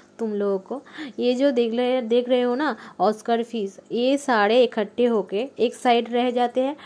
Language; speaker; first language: Hindi; non-native, local second language; Bangla